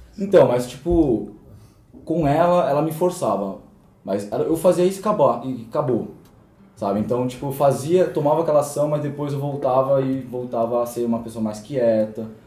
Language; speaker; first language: Portuguese; early bilingual, other home language; Korean